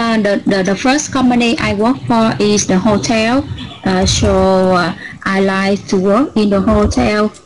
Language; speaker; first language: English; non-native, learner; Vietnamese